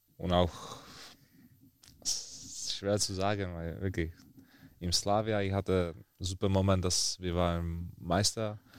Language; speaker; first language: German; non-native, learner; Czech